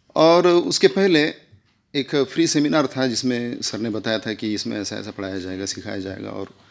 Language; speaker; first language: Hindi; non-native, local second language; Marathi